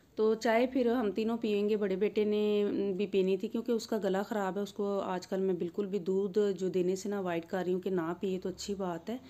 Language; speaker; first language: Urdu; non-native, local second language; Punjabi